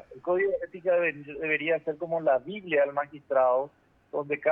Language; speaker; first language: Spanish; native; Spanish